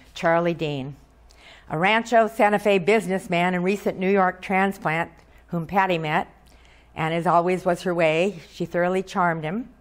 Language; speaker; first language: English; native; English